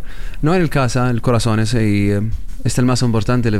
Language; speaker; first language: Spanish; non-native, learner; Arabic